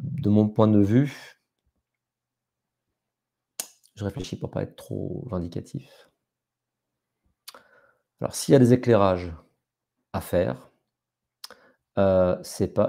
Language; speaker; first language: French; native; French